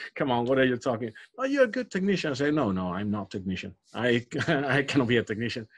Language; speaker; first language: English; non-native, fluent; Spanish